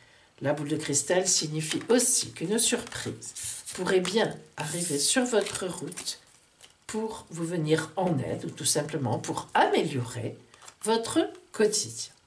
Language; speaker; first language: French; native; French